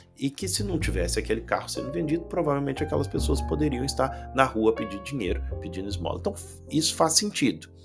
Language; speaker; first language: Portuguese; native; Portuguese